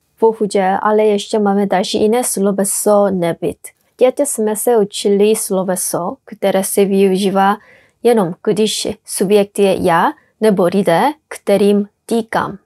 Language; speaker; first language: Czech; non-native, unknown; Korean